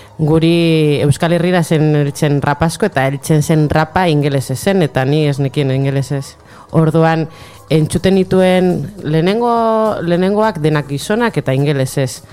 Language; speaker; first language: Basque; non-native, local second language; Spanish